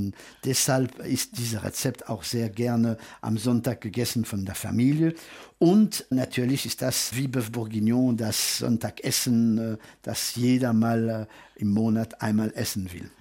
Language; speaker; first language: German; non-native, fluent; French